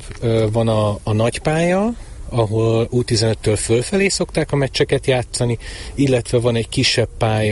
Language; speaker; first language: Hungarian; native; Hungarian